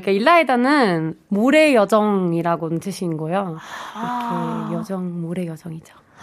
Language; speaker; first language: Korean; non-native, fluent; German